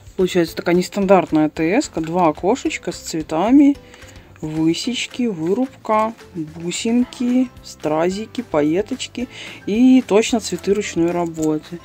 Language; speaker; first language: Russian; native; Russian